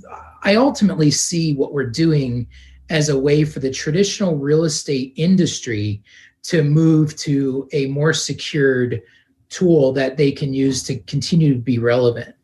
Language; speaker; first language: English; native; English